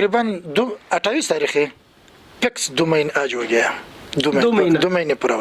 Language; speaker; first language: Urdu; non-native, learner; Pashto